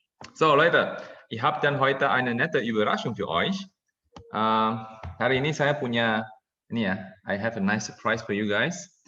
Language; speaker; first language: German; non-native, fluent; Indonesian